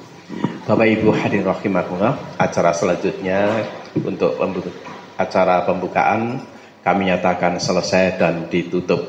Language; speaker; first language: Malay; non-native, local second language; Javanese